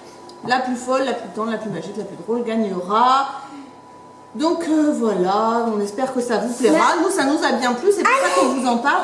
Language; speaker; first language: French; native; French